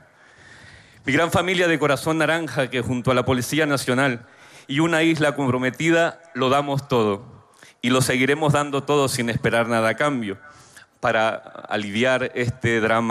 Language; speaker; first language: Spanish; native; Spanish